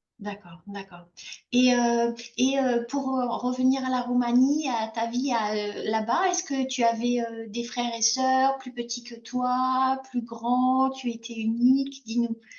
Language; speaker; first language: French; native; French